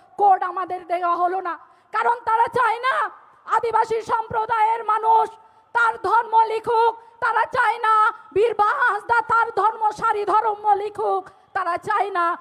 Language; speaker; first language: Bangla; non-native, local second language; Santali